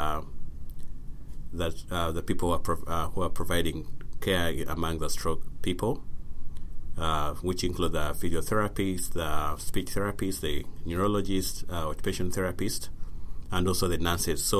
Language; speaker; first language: English; non-native, local second language; Ganda